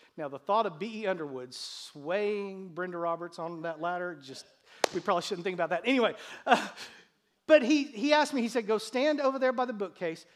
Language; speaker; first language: English; native; English